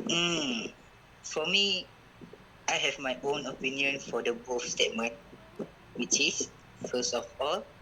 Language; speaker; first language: English; non-native, local second language; Malay